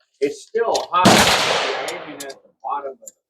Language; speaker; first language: English; native; English